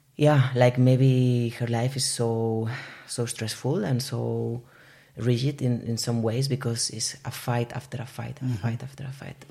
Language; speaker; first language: English; non-native, fluent; Spanish